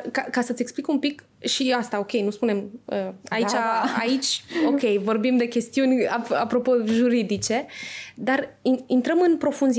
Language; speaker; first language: Romanian; native; Romanian